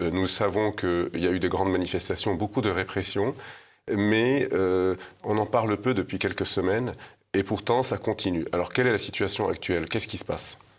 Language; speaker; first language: French; native; French